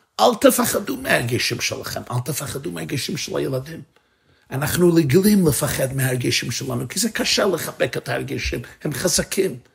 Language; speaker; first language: Hebrew; non-native, fluent; English